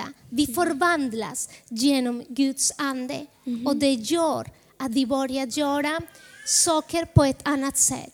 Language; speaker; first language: Swedish; non-native, fluent; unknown